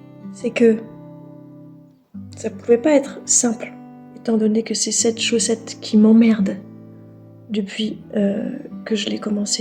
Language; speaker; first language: French; native; French